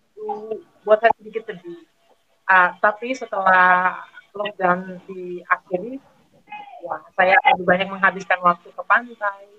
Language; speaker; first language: Indonesian; native; Indonesian